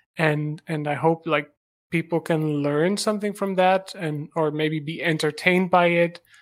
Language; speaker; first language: English; non-native, fluent; Dutch